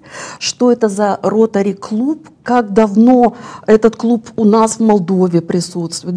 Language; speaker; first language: Russian; native; Russian